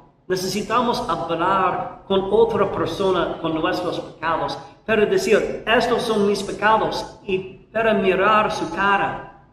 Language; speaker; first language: Spanish; non-native, learner; English